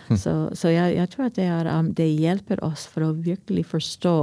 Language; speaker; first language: Swedish; non-native, fluent; English